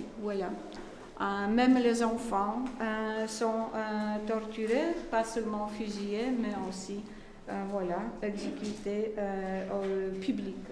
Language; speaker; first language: French; non-native, learner; Polish